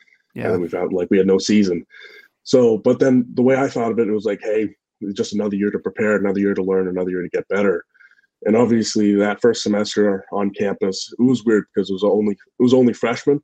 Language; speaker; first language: English; native; English